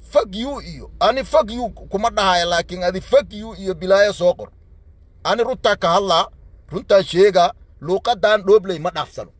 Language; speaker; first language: Somali; non-native, local second language; Swahili